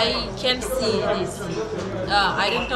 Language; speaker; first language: English; non-native, learner; Russian